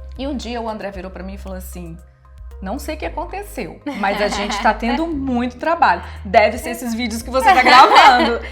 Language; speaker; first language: Portuguese; native; Portuguese